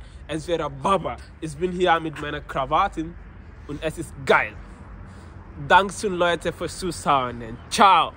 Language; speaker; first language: German; non-native, learner; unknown